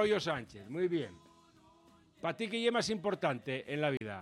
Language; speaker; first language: Spanish; native; Spanish